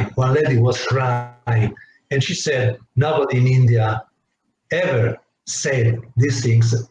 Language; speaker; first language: English; non-native, fluent; Italian